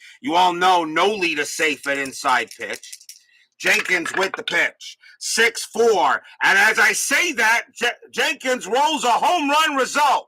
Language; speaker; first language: English; native; English